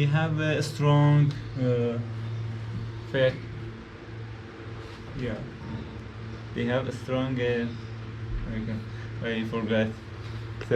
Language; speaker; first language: English; non-native, learner; Persian